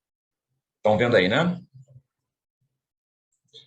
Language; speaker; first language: Portuguese; native; Portuguese